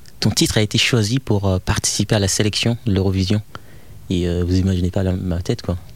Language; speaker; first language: French; non-native, fluent; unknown